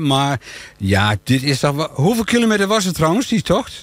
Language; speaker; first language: Dutch; native; Dutch